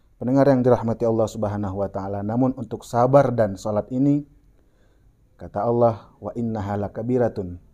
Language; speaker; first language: Indonesian; non-native, local second language; Achinese